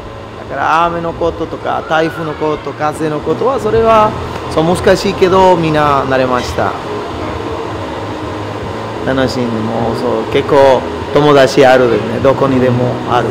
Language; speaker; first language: Japanese; non-native, learner; Spanish